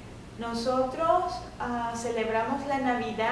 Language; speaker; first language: Spanish; native; Spanish